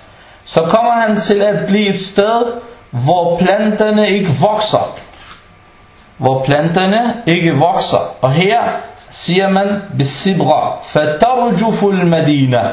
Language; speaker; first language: Danish; early bilingual, other home language; Arabic